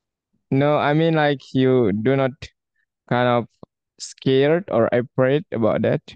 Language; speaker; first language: English; non-native, fluent; Indonesian